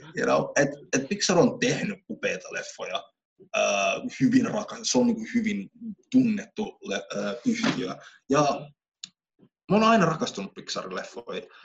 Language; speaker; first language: Finnish; early bilingual, other home language; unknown